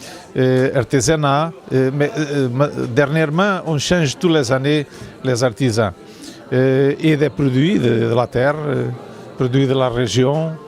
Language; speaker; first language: French; non-native, fluent; Portuguese